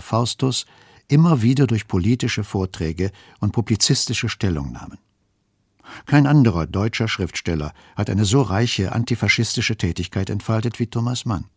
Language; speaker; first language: German; native; German